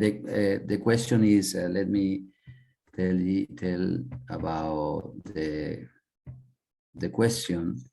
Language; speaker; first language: English; non-native, learner; Spanish